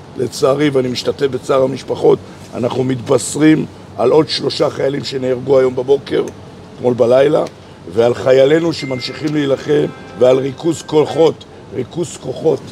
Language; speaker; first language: Hebrew; native; Hebrew